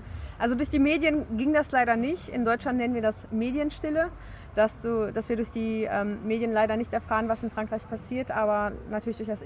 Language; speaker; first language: German; native; German